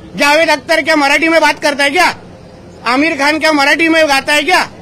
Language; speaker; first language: Hindi; non-native, local second language; Marathi